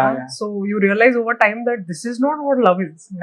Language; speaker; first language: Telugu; non-native, fluent; Hindi